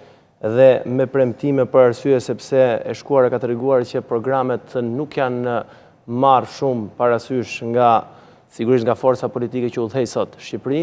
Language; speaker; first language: Albanian; native; Albanian